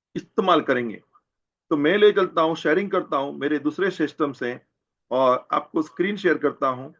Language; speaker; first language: Hindi; non-native, local second language; Gujarati